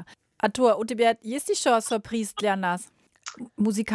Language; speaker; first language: Russian; non-native, learner; German